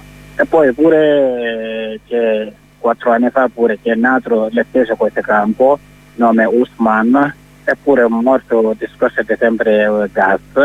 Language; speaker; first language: Italian; non-native, learner; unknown